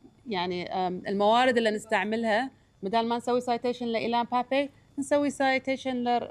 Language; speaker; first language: Arabic; native; Arabic